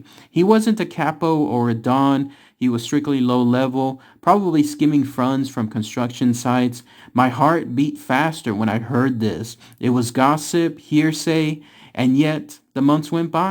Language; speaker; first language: English; native; English